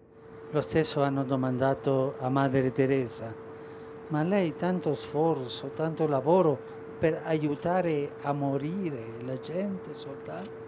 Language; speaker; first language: Italian; non-native, fluent; Spanish